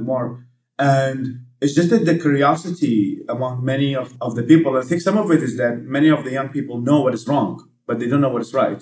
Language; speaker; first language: English; non-native, fluent; Arabic